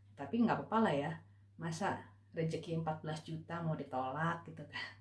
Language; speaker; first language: Indonesian; native; Indonesian